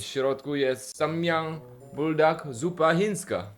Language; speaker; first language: Polish; non-native, learner; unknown